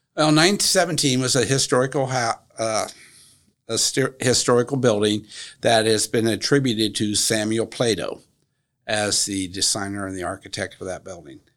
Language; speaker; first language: English; native; English